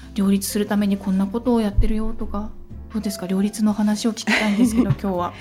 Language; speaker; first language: Japanese; native; Japanese